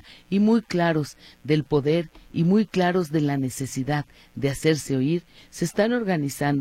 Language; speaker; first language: Spanish; native; Spanish